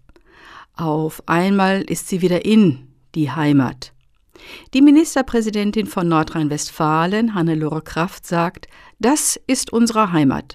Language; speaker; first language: German; native; German